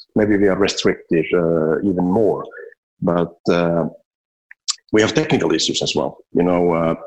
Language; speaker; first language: English; non-native, fluent; Finnish